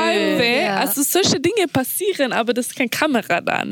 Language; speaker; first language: German; non-native, fluent; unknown